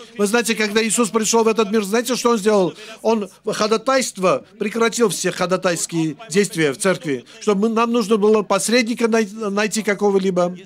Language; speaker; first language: Russian; non-native, local second language; Armenian